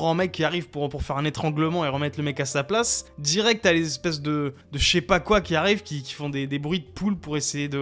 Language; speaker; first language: French; native; French